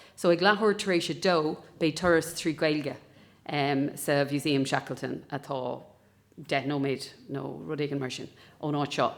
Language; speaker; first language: Irish; native; Irish